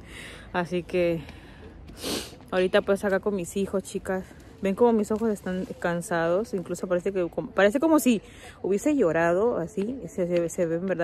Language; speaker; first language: Spanish; native; Spanish